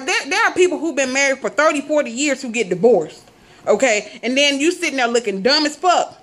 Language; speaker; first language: English; native; English